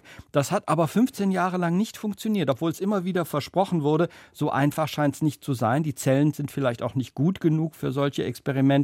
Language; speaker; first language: German; native; German